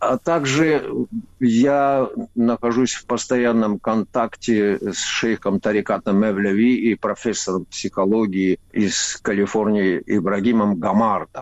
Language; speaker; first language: Russian; non-native, local second language; Avaric